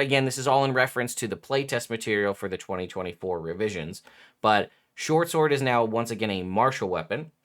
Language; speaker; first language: English; native; English